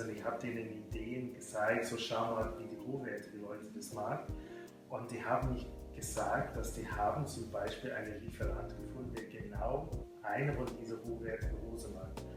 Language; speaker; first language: German; non-native, fluent; English